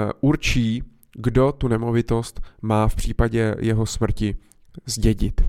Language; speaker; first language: Czech; native; Czech